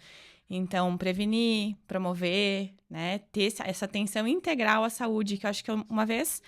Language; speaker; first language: Portuguese; native; Portuguese